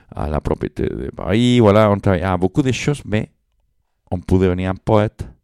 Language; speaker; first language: French; non-native, fluent; Spanish